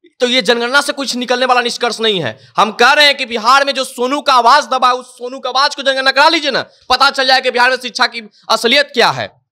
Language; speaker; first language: Hindi; native; Hindi